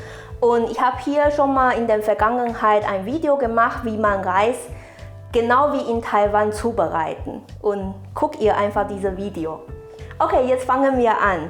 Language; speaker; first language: German; non-native, fluent; Chinese